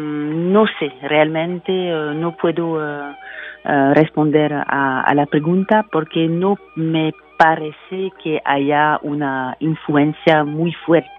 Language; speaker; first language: Spanish; non-native, fluent; French